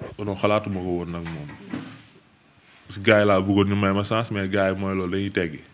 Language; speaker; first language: Wolof; native; Wolof